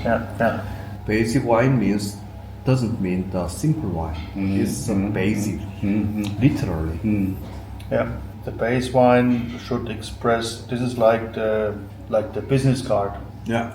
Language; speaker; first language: English; non-native, fluent; German